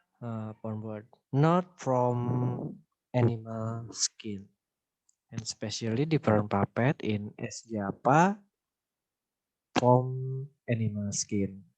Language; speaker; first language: English; non-native, learner; Indonesian